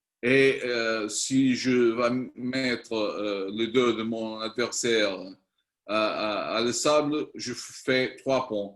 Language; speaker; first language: French; non-native, learner; Spanish